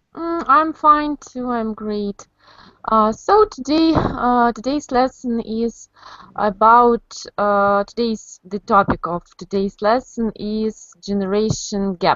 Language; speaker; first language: English; non-native, fluent; Russian